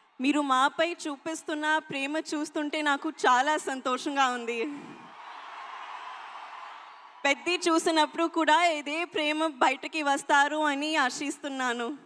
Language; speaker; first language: Telugu; non-native, learner; Hindi